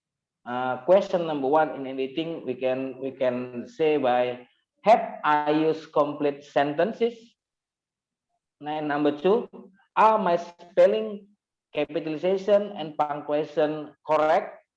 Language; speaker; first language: English; non-native, learner; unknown